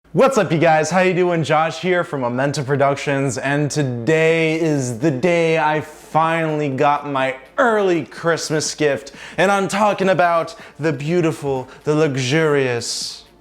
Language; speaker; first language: English; native; English